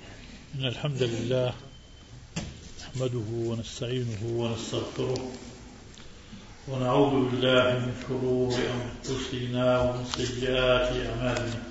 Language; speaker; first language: Arabic; native; Arabic